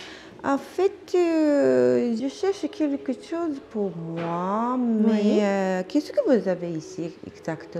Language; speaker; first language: French; non-native, learner; Japanese